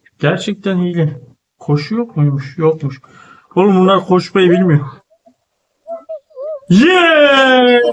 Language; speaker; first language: Turkish; native; Turkish